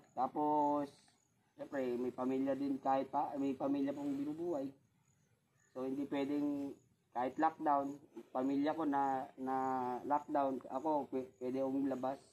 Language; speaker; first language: Filipino; native; Filipino